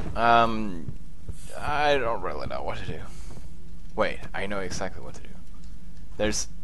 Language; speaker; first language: English; non-native, fluent; Swedish